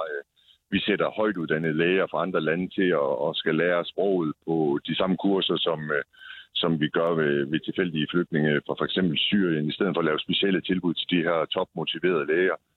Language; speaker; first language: Danish; native; Danish